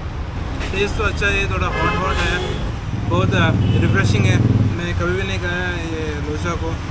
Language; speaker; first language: Hindi; non-native, local second language; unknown